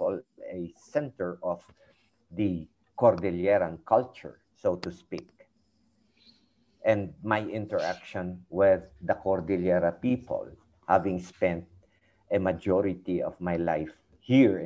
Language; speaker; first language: English; non-native, local second language; Iloko